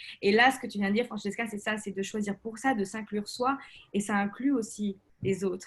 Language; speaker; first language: French; native; French